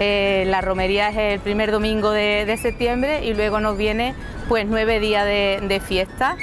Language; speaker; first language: Spanish; native; Spanish